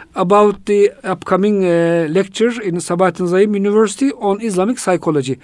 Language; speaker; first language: English; non-native, fluent; Turkish